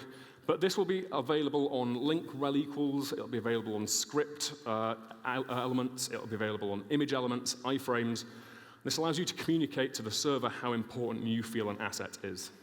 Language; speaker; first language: English; native; English